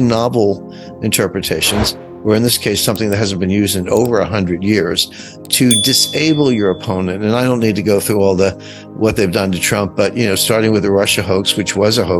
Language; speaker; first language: English; native; English